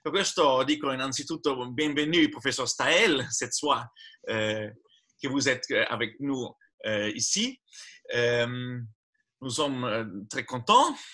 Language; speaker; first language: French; non-native, learner; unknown